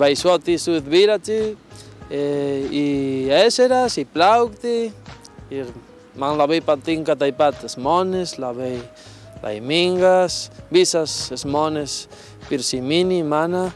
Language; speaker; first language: Lithuanian; non-native, learner; Spanish